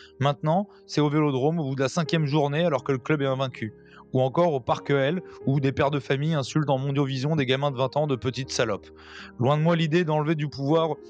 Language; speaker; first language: French; native; French